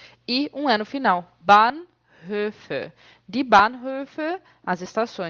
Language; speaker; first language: Portuguese; native; Portuguese